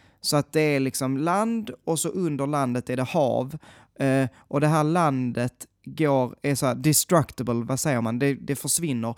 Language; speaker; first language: Swedish; native; Swedish